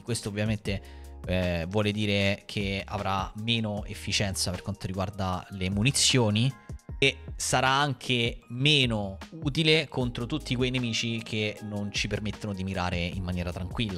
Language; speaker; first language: Italian; native; Italian